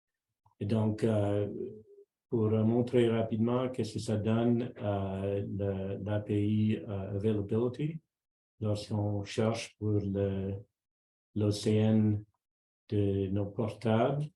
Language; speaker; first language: French; non-native, local second language; English